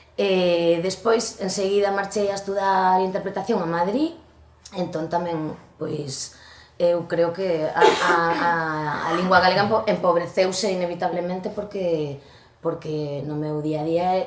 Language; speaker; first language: Galician; non-native, local second language; Spanish